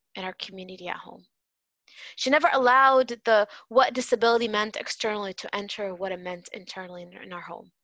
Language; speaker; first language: English; native; English